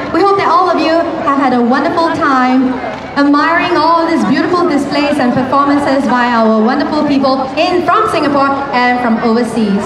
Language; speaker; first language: English; non-native, local second language; Chinese